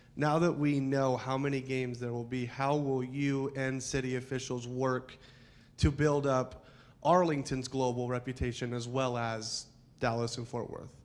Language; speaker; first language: English; non-native, fluent; German